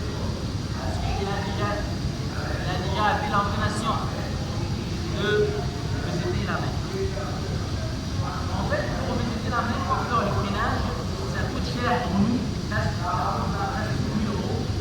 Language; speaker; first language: French; non-native, learner; Arabic